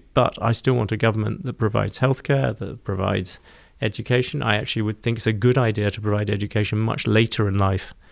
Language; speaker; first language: English; native; English